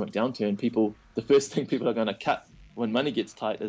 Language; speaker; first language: English; native; English